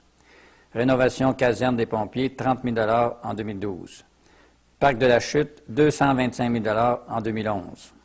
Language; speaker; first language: French; native; French